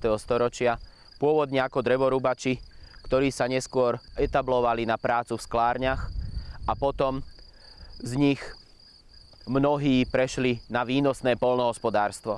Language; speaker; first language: Slovak; native; Slovak